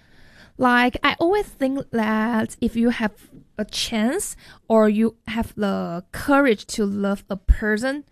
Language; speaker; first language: English; non-native, fluent; Chinese